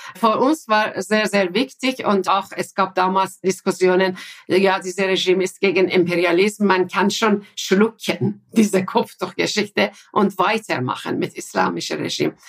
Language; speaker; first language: German; non-native, fluent; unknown